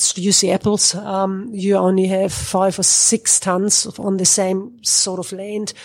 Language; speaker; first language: English; non-native, fluent; German